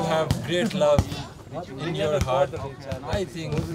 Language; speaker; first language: English; non-native, learner; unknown